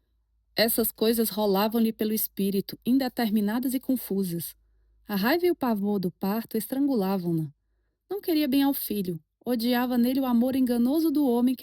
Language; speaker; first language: Portuguese; native; Portuguese